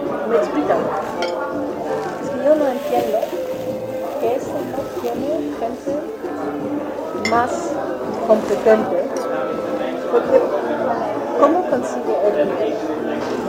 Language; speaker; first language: Spanish; non-native, fluent; German